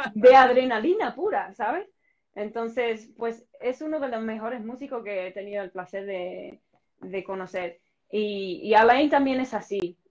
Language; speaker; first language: Spanish; non-native, fluent; English